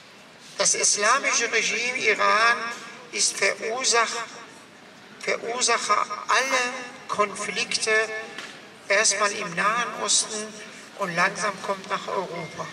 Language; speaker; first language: German; non-native, fluent; Persian